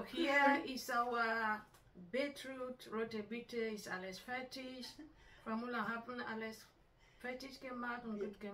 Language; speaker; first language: German; non-native, learner; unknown